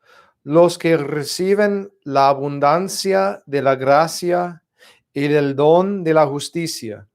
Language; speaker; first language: Spanish; non-native, fluent; English